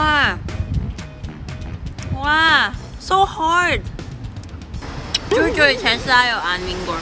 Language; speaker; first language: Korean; non-native, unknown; Cantonese